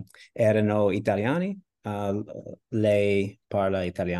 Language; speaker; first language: Italian; non-native, learner; English